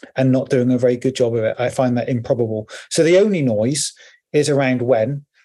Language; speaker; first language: English; native; English